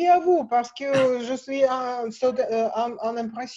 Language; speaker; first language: French; non-native, learner; Russian